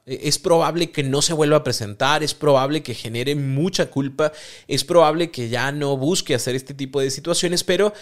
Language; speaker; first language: Spanish; native; Spanish